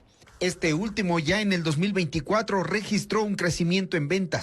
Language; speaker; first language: Spanish; native; Spanish